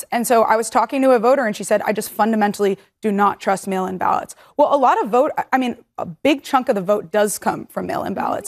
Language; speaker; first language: English; native; English